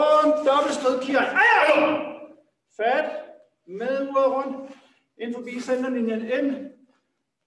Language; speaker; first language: Danish; native; Danish